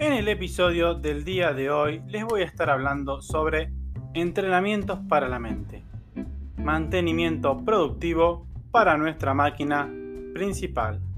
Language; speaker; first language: Spanish; native; Spanish